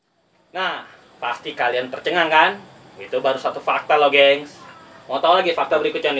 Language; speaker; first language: Indonesian; native; Indonesian